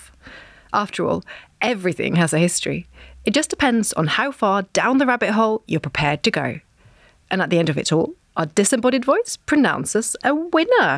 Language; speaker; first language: English; non-native, fluent; Norwegian